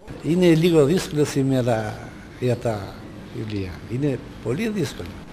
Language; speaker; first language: Greek; non-native, learner; Albanian